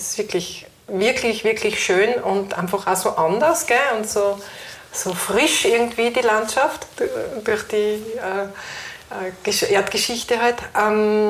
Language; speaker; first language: German; native; German